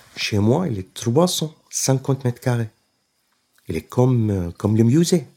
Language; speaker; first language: French; non-native, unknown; Arabic